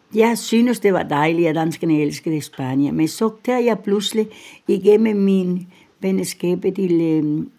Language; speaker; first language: Danish; non-native, fluent; Spanish